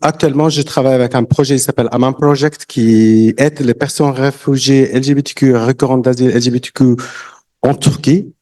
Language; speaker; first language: French; non-native, learner; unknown